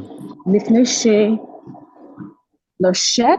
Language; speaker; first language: Hebrew; non-native, learner; English